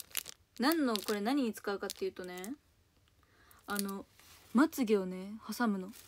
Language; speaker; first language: Japanese; native; Japanese